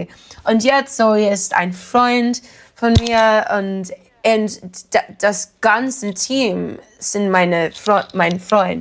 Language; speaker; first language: German; non-native, learner; English